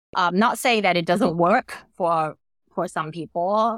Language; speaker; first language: English; non-native, fluent; Thai